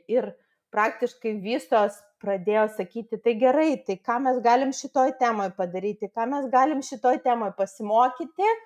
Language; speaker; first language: Lithuanian; non-native, local second language; Russian